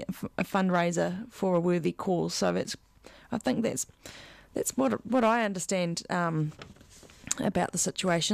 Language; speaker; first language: English; native; English